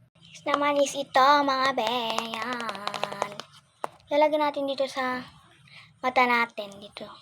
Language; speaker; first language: Filipino; non-native, local second language; Iloko